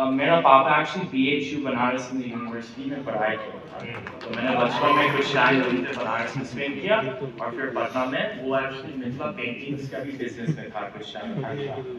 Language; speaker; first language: Hindi; non-native, fluent; English